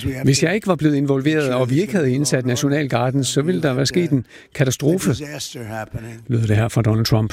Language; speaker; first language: Danish; native; Danish